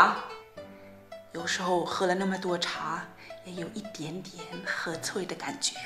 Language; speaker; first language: Chinese; non-native, fluent; German